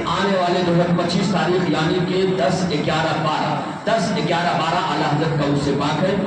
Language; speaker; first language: Urdu; native; Urdu